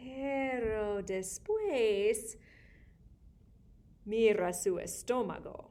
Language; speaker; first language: Spanish; non-native, fluent; English